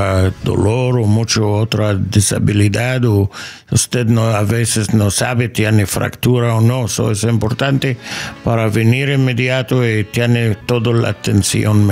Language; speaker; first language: Spanish; non-native, learner; English